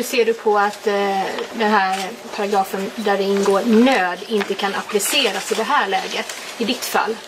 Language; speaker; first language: Swedish; native; Swedish